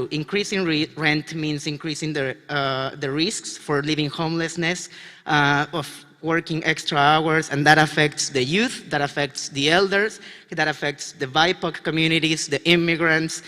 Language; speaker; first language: English; non-native, fluent; Spanish